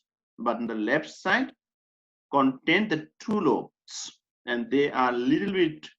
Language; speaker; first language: English; non-native, fluent; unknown